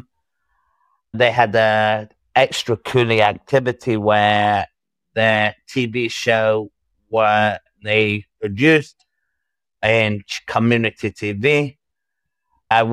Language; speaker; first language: English; native; English